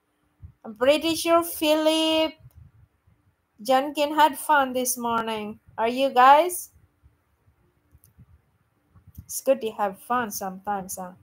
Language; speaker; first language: English; non-native, local second language; Filipino